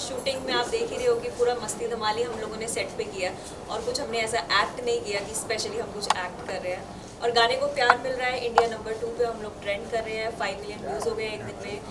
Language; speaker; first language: Hindi; non-native, local second language; Punjabi